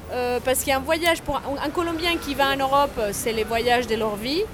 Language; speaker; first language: French; non-native, fluent; Spanish